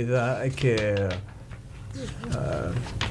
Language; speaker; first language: Greek; early bilingual, heritage; English